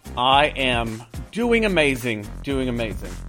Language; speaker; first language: English; native; English